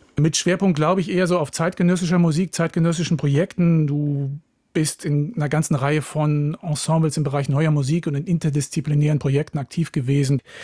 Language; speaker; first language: German; native; German